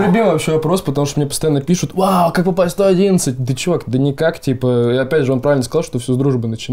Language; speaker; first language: Russian; native; Russian